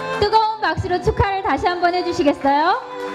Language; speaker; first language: Korean; native; Korean